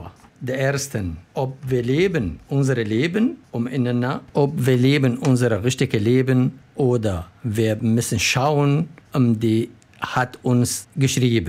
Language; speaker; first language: German; non-native, learner; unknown